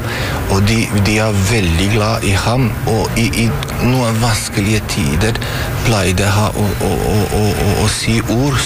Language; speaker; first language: Norwegian; non-native, fluent; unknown